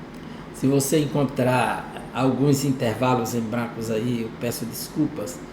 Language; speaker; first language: Portuguese; native; Portuguese